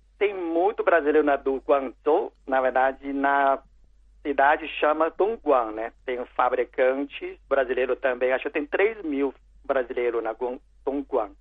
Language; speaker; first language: Portuguese; non-native, learner; Chinese